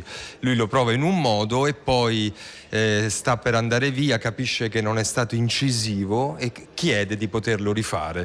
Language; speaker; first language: Italian; native; Italian